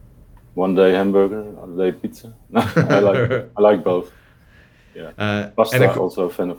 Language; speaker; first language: English; non-native, fluent; Dutch